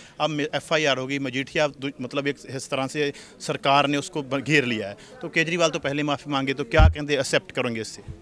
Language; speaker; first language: Hindi; non-native, local second language; Punjabi